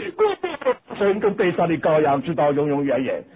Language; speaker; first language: Chinese; native; Chinese